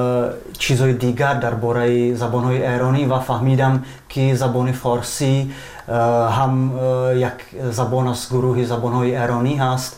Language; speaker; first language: Persian; non-native, fluent; Czech